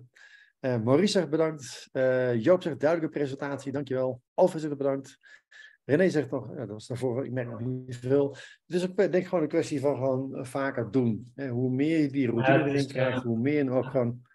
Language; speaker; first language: Dutch; native; Dutch